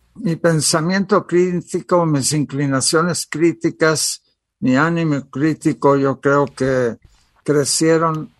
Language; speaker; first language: Spanish; early bilingual, other home language; Catalan